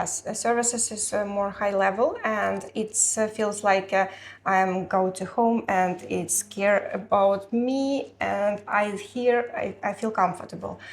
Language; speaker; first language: English; non-native, learner; Ukrainian